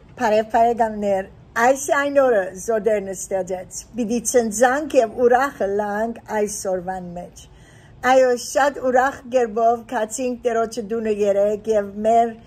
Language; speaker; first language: Armenian; early bilingual, heritage; Armenian